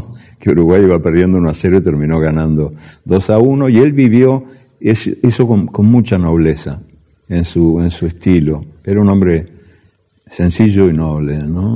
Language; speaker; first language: Spanish; native; Spanish